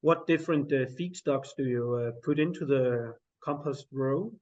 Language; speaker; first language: English; non-native, fluent; Danish